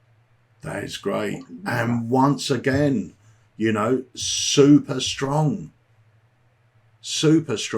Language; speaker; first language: English; native; English